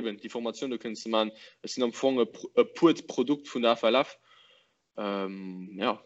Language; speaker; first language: Luxembourgish; early bilingual, other home language; English